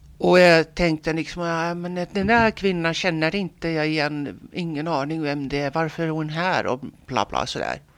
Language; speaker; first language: Swedish; non-native, local second language; Finnish